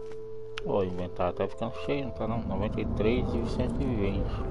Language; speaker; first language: Portuguese; native; Portuguese